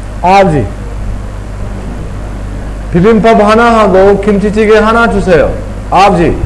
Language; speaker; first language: Korean; non-native, fluent; Urdu